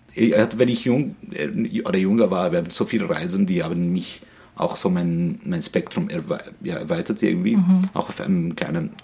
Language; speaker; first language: German; non-native, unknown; Arabic